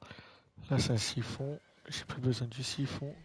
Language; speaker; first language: French; native; French